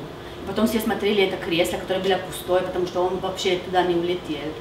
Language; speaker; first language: Russian; non-native, fluent; Slovenian